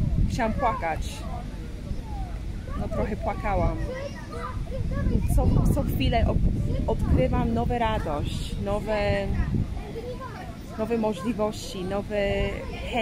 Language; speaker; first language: Polish; non-native, fluent; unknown